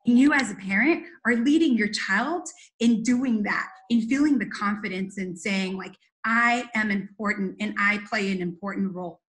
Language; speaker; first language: English; early bilingual, other home language; Spanish